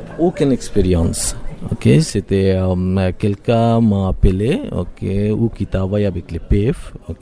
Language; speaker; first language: French; non-native, learner; Bangla